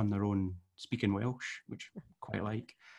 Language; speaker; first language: English; native; English